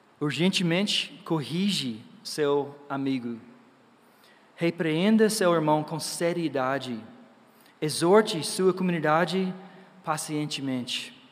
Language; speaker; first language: Portuguese; non-native, fluent; English